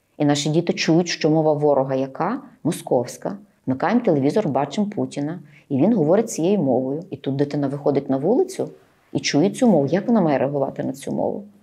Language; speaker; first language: Ukrainian; native; Ukrainian